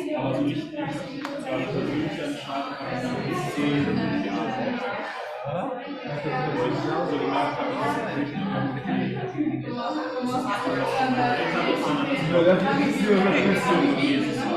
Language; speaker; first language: German; early bilingual, other home language; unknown